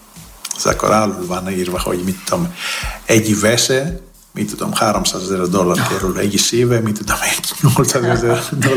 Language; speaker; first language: Hungarian; non-native, fluent; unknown